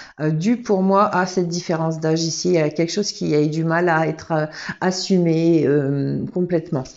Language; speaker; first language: French; native; French